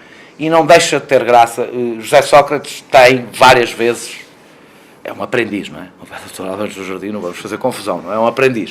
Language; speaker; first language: Portuguese; native; Portuguese